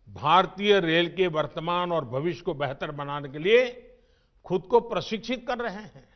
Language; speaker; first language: Hindi; non-native, local second language; Gujarati